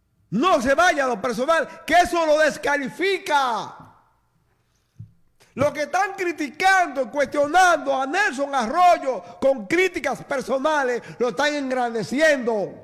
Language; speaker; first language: Spanish; native; Spanish